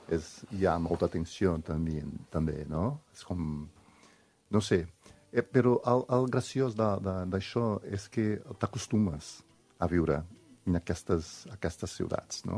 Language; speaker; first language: Catalan; non-native, fluent; Portuguese